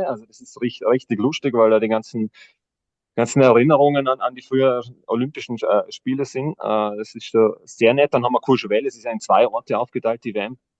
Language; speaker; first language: German; native; German